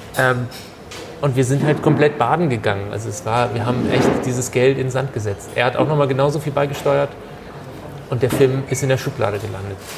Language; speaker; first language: German; early bilingual, other home language; Turkish